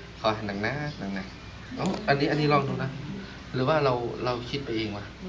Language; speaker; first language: Thai; non-native, local second language; Northeastern Thai